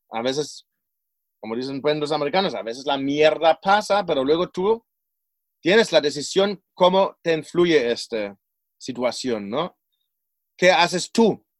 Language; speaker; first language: Spanish; non-native, fluent; German